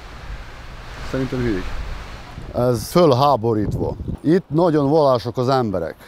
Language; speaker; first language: Hungarian; non-native, local second language; Ukrainian